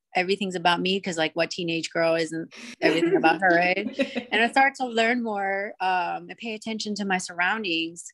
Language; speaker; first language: English; early bilingual, other home language; Spanish